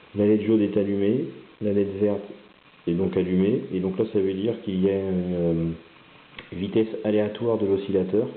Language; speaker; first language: French; native; French